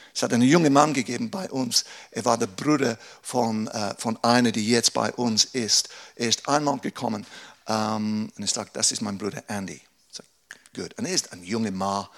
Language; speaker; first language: German; non-native, fluent; English